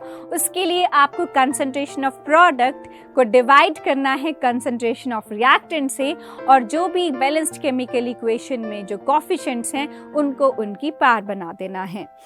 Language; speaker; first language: Hindi; native; Hindi